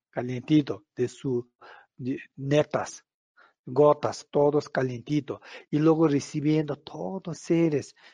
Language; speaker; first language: Spanish; non-native, learner; Tibetan